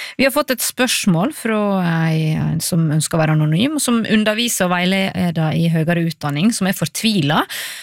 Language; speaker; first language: Norwegian; native; Norwegian